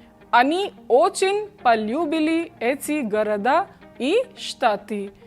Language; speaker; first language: Russian; non-native, fluent; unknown